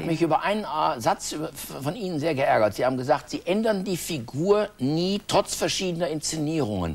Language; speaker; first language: German; native; German